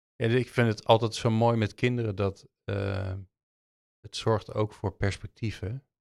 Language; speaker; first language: Dutch; native; Dutch